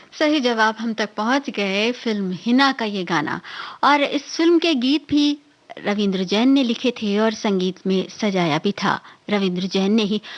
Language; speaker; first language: Hindi; native; Hindi